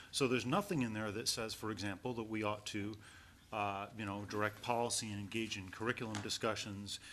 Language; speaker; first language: English; native; English